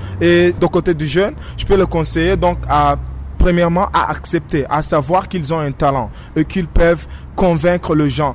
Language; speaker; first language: French; non-native, local second language; Rundi